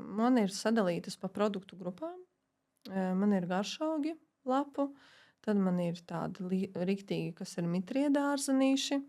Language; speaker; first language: Latvian; native; Latvian